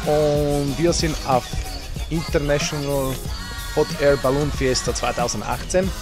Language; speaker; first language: German; non-native, learner; Slovak